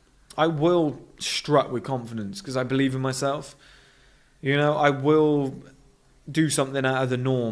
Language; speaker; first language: English; native; English